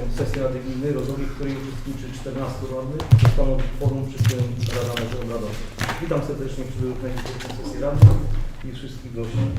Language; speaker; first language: Polish; native; Polish